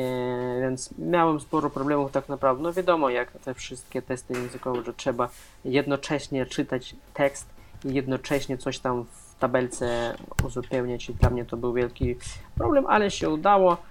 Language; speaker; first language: Polish; non-native, fluent; Russian